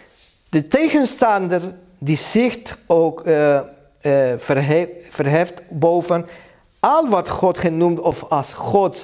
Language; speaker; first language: Dutch; non-native, learner; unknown